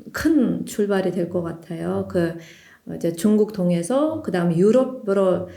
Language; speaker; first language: Korean; non-native, fluent; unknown